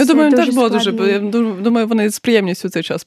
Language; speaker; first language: Ukrainian; native; Ukrainian